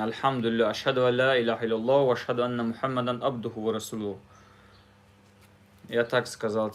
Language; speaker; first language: Russian; non-native, learner; Tajik